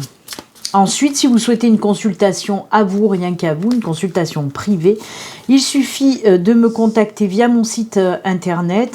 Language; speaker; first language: French; native; French